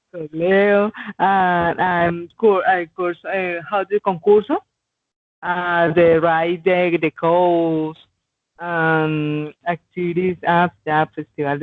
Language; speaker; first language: English; non-native, learner; Spanish